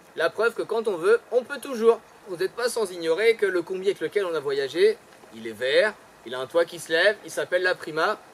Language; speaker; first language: French; native; French